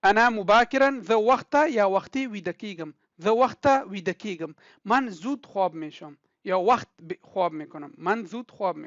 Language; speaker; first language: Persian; non-native, local second language; Pashto